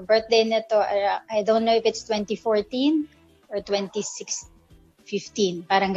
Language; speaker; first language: Filipino; native; Filipino